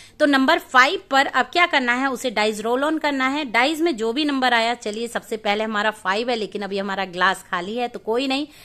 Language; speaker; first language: Hindi; native; Hindi